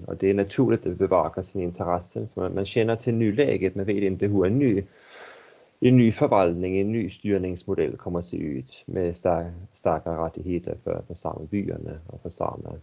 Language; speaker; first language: Swedish; native; Swedish